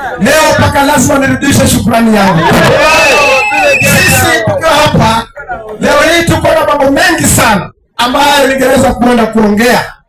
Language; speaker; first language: Swahili; non-native, local second language; Luyia